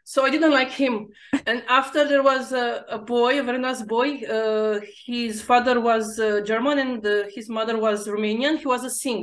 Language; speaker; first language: English; non-native, fluent; Romanian